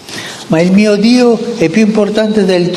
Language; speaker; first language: Italian; early bilingual, heritage; Spanish